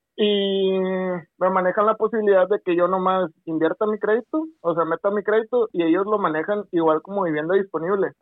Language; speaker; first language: Spanish; native; Spanish